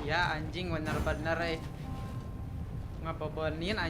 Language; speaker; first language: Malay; non-native, local second language; Sundanese